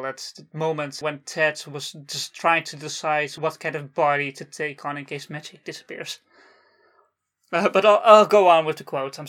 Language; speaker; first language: English; non-native, fluent; Dutch